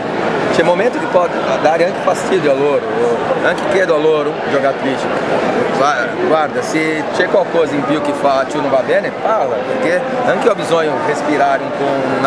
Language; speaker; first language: Italian; non-native, fluent; Portuguese